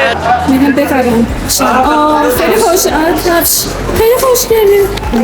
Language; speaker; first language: Persian; non-native, learner; Chinese